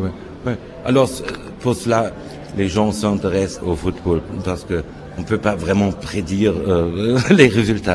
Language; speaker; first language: French; non-native, fluent; German